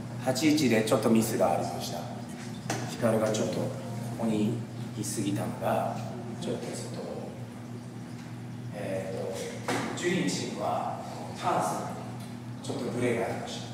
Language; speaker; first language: Japanese; non-native, fluent; Korean